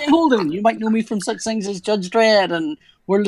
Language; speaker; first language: English; native; English